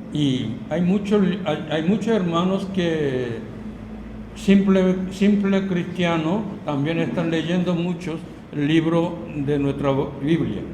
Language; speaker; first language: Spanish; non-native, fluent; Korean